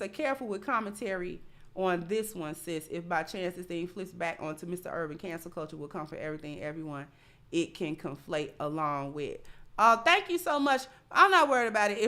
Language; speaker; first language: English; native; English